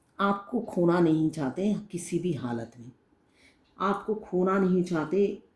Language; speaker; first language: Hindi; non-native, local second language; Bangla